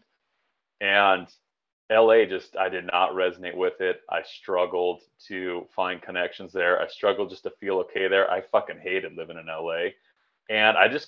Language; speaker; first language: English; native; English